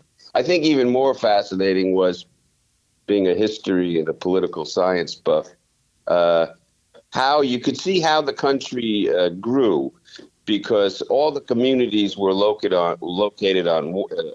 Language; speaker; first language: English; native; English